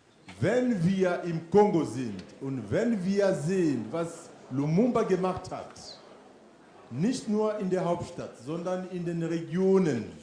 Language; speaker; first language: German; non-native, fluent; French